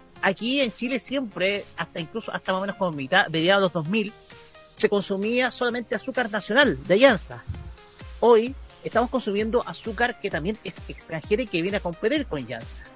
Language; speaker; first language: Spanish; native; Spanish